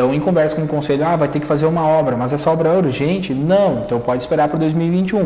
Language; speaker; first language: Portuguese; native; Portuguese